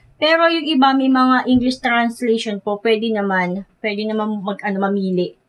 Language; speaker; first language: Filipino; native; Filipino